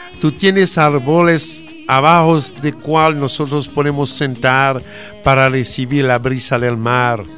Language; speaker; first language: Spanish; non-native, fluent; Haitian Creole